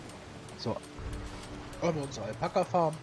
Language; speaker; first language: German; native; German